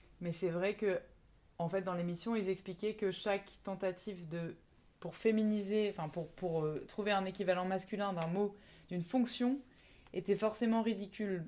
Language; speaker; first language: French; native; French